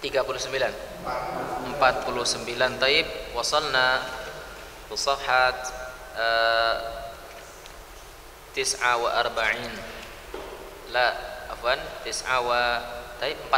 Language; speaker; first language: Arabic; non-native, fluent; Indonesian